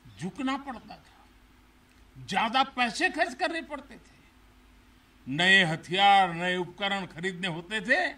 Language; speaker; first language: Hindi; non-native, local second language; Gujarati